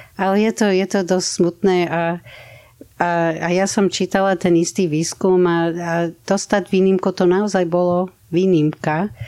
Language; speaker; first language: Slovak; non-native, fluent; English